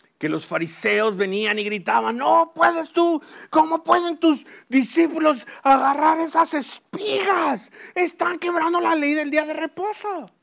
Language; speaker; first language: Spanish; early bilingual, heritage; Spanish